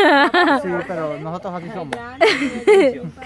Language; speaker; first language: Spanish; native; Spanish